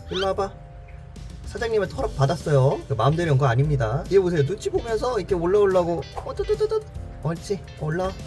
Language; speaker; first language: Korean; native; Korean